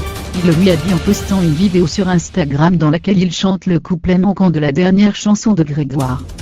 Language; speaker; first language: French; native; French